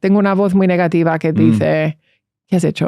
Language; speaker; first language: Spanish; early bilingual, heritage; English